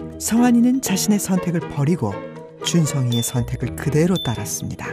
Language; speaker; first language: Korean; native; Korean